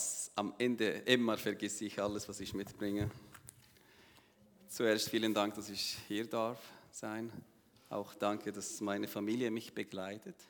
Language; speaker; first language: German; non-native, learner; Arabic